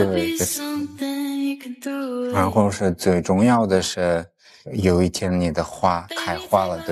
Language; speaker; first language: Chinese; non-native, fluent; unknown